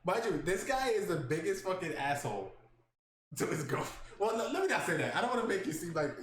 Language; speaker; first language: English; native; English